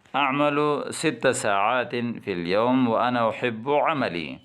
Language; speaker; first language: Arabic; non-native, fluent; Urdu